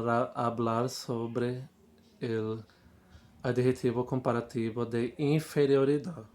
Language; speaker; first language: Spanish; non-native, fluent; Portuguese